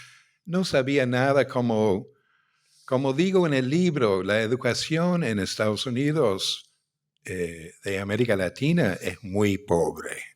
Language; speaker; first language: Spanish; non-native, fluent; English